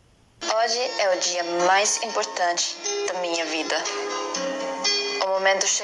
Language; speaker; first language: Portuguese; non-native, learner; Latvian